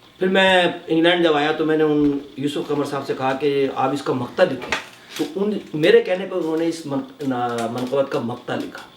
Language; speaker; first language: Urdu; native; Urdu